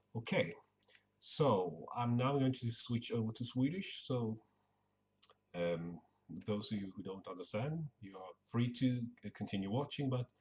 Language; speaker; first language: English; non-native, fluent; Swedish